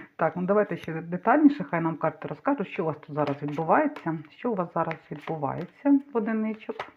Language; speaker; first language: Ukrainian; non-native, local second language; Russian